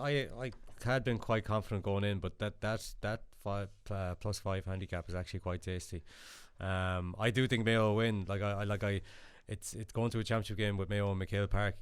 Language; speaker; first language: English; native; English